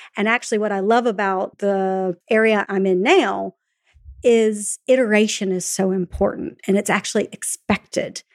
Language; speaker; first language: English; native; English